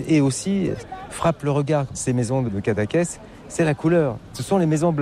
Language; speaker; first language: French; native; French